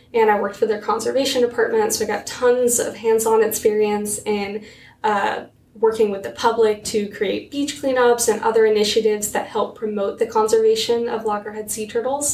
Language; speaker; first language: English; native; English